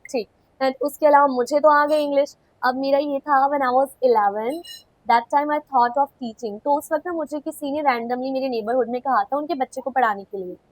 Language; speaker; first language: Hindi; non-native, local second language; Kashmiri